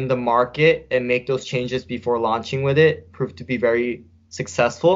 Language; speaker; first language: English; native; English